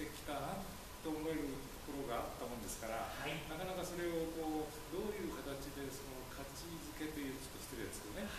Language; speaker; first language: Japanese; native; Japanese